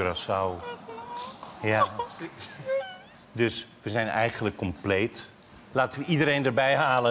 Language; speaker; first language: Dutch; native; Dutch